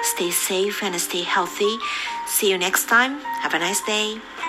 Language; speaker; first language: English; non-native, fluent; Japanese